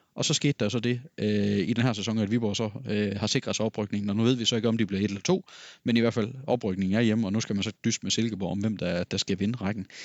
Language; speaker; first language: Danish; native; Danish